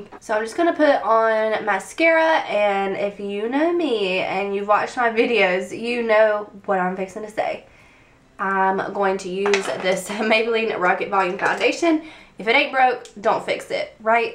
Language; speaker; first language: English; native; English